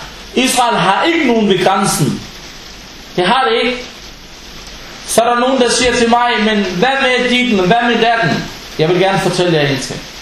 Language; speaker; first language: Danish; non-native, fluent; Arabic